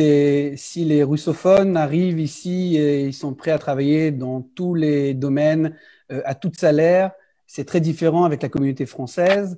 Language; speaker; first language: French; early bilingual, heritage; French